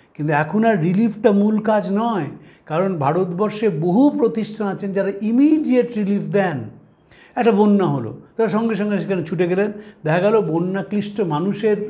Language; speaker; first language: Bangla; native; Bangla